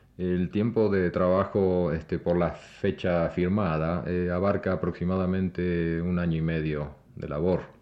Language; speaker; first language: Spanish; native; Spanish